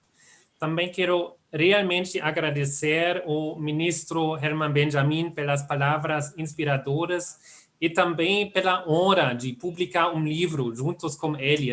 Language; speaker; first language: Portuguese; non-native, fluent; German